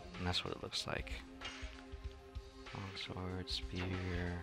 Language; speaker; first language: English; native; English